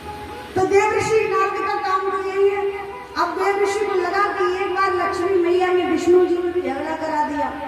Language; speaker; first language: Hindi; native; Hindi